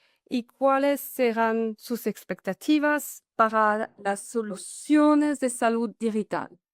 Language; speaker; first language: Spanish; non-native, fluent; French